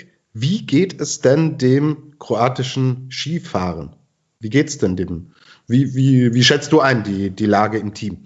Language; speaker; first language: German; native; German